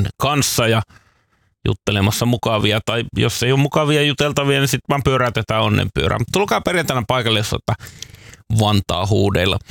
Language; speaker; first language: Finnish; native; Finnish